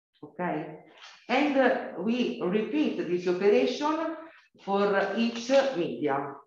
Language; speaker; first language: English; non-native, learner; Italian